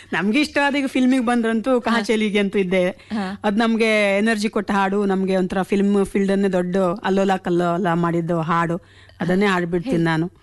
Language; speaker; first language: Kannada; non-native, local second language; Konkani